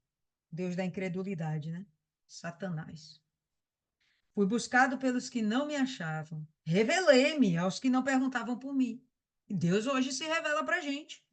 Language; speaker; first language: Portuguese; native; Portuguese